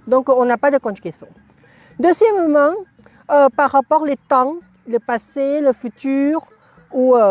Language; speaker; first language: French; non-native, fluent; Thai